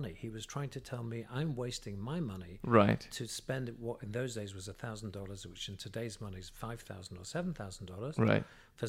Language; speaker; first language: English; native; English